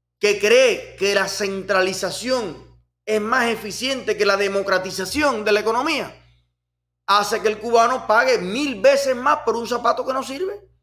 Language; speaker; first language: Spanish; native; Spanish